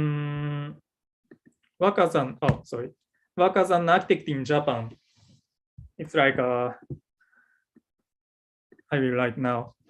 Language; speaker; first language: English; non-native, learner; Japanese